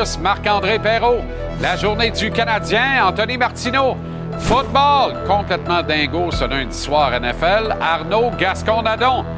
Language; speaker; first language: French; native; French